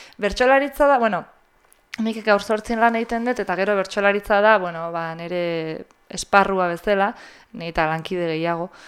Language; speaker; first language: Basque; native; Basque